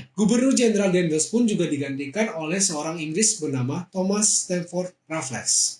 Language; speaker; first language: Indonesian; native; Indonesian